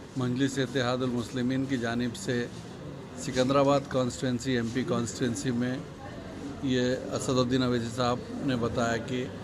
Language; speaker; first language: Hindi; non-native, local second language; Urdu